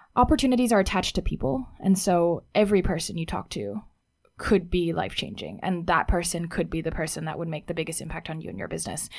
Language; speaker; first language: English; native; English